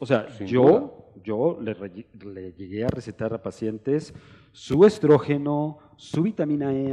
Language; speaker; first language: Spanish; native; Spanish